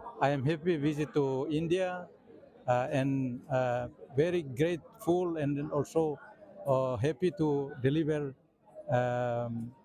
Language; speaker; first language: English; non-native, learner; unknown